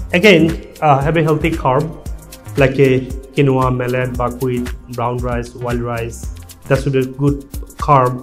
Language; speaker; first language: English; non-native, local second language; Bangla